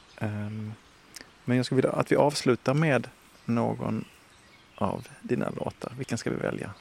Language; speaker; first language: Swedish; native; Swedish